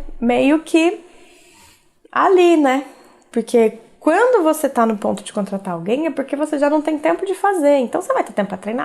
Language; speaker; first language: Portuguese; native; Portuguese